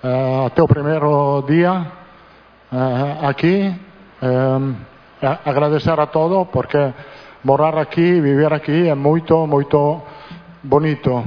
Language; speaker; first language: Portuguese; non-native, fluent; Italian